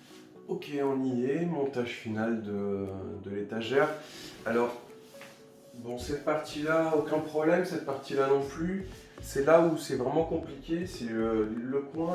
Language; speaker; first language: French; native; French